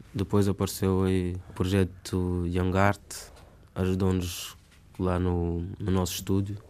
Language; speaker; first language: Portuguese; native; Portuguese